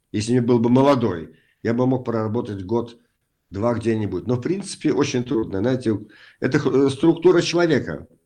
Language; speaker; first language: Russian; native; Russian